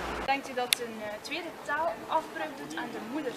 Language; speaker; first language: Dutch; native; Dutch